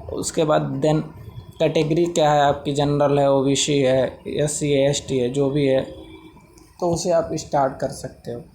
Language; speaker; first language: Hindi; native; Hindi